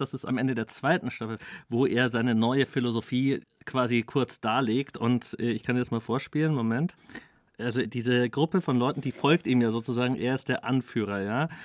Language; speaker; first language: German; native; German